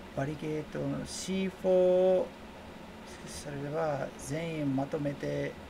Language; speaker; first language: Japanese; non-native, learner; English